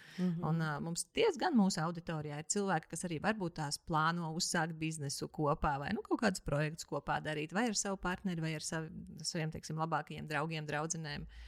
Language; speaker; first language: Latvian; native; Latvian